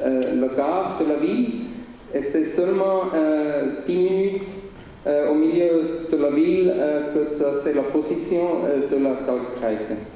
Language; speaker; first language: French; non-native, local second language; Swiss German